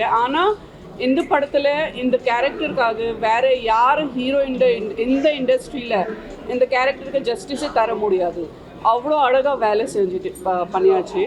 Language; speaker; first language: Tamil; non-native, fluent; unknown